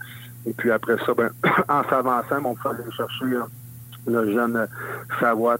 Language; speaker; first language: French; native; French